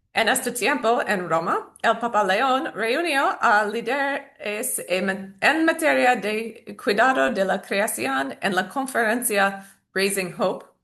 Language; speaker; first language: Spanish; non-native, learner; English